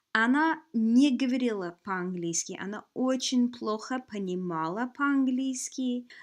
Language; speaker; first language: Russian; non-native, fluent; English